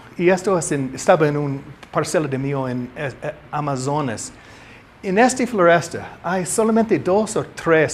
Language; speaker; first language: Spanish; non-native, learner; English